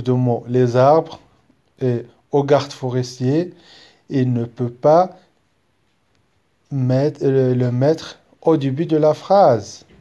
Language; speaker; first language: French; non-native, local second language; Arabic